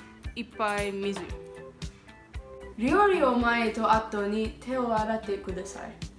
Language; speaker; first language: Japanese; non-native, learner; English